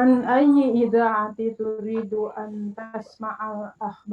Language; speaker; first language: Arabic; non-native, learner; Indonesian